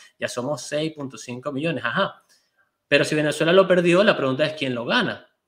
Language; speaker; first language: Spanish; native; Spanish